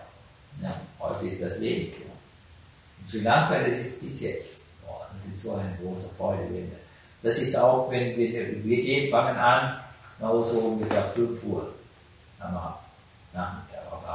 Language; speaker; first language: German; non-native, learner; Sinhala